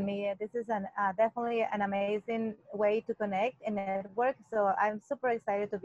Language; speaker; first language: English; non-native, fluent; Spanish